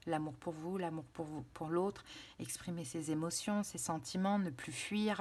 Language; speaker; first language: French; native; French